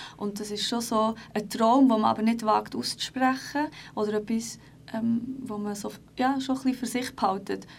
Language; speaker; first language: German; early bilingual, other home language; Turkish